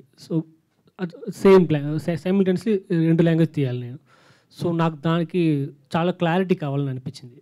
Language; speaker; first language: Telugu; non-native, learner; Tamil